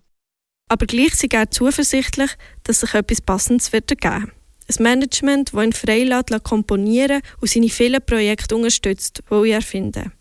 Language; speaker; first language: German; native; German